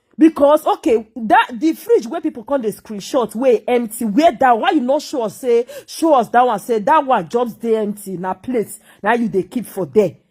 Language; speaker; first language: Nigerian Pidgin; native; Nigerian Pidgin